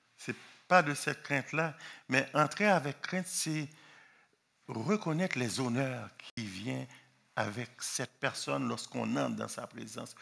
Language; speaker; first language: French; non-native, local second language; Haitian Creole